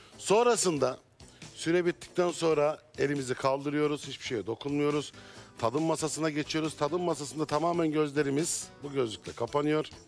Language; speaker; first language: Turkish; native; Turkish